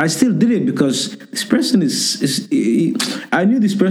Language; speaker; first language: English; non-native, local second language; Somali